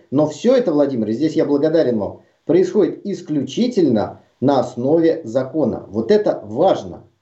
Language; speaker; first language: Russian; native; Russian